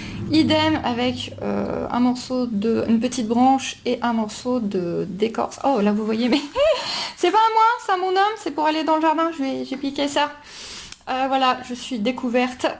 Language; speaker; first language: French; native; French